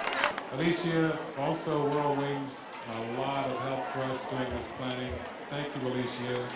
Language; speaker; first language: English; native; English